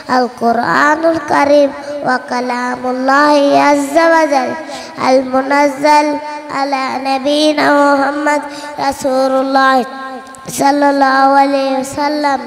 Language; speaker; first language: Arabic; non-native, learner; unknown